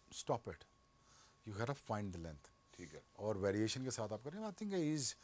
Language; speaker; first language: Urdu; non-native, local second language; Punjabi